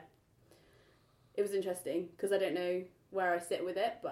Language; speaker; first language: English; native; English